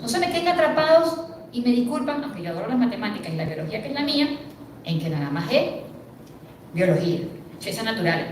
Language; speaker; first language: Spanish; native; Spanish